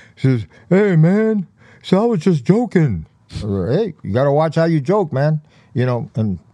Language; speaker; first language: English; native; English